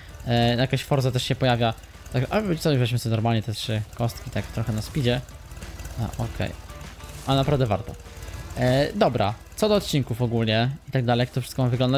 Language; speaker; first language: Polish; native; Polish